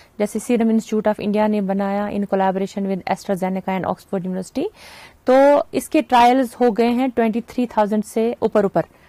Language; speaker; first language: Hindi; non-native, local second language; Kashmiri